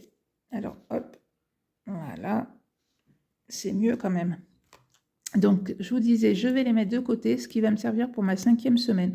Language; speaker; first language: French; native; French